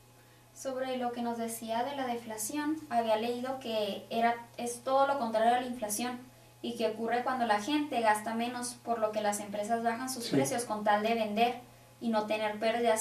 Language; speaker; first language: Spanish; native; Spanish